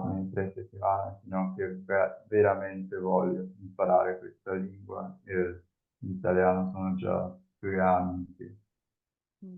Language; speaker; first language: Italian; non-native, fluent; Spanish